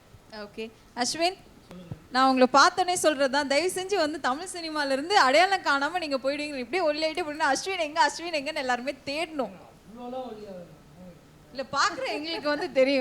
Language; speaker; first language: Tamil; native; Tamil